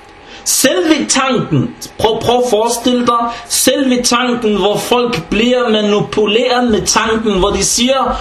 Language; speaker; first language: Danish; non-native, fluent; Arabic